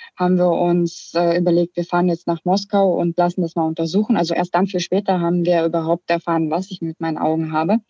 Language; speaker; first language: German; early bilingual, other home language; Russian